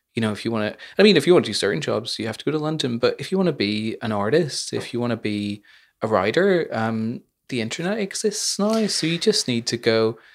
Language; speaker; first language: English; native; English